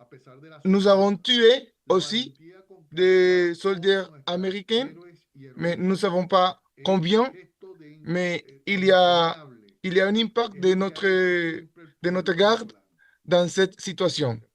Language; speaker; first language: French; non-native, learner; Spanish